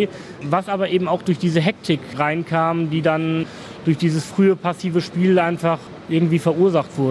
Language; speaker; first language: German; native; German